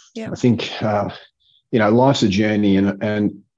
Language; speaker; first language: English; native; English